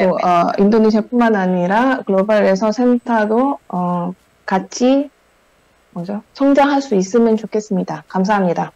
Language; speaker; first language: Korean; non-native, fluent; Indonesian